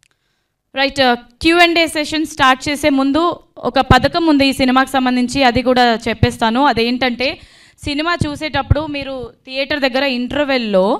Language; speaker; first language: Telugu; native; Telugu